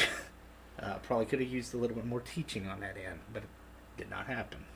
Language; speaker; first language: English; native; English